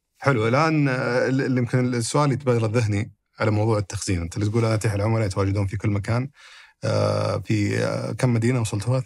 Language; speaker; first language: Arabic; native; Arabic